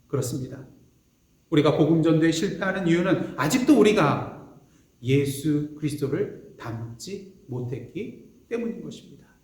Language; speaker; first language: Korean; native; Korean